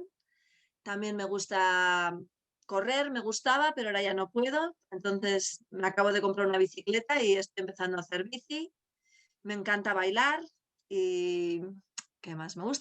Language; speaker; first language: Spanish; non-native, local second language; Basque